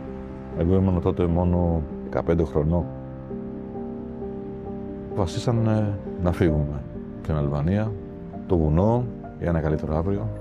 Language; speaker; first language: Greek; non-native, fluent; Albanian